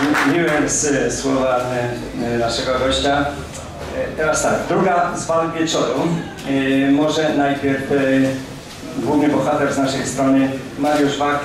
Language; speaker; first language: Polish; native; Polish